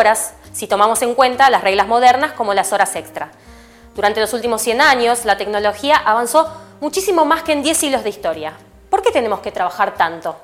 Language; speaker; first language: Spanish; native; Spanish